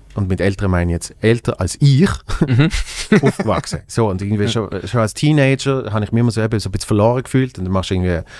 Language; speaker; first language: German; native; German